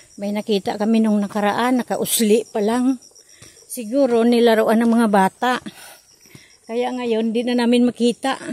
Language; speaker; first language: Filipino; non-native, local second language; Cebuano